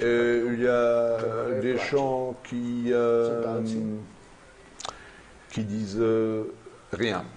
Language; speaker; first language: French; non-native, learner; German